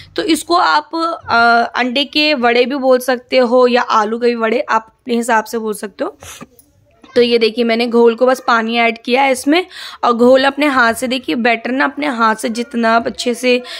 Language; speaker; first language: Hindi; non-native, local second language; Assamese